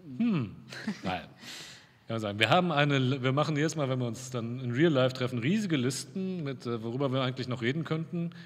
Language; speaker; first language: German; native; German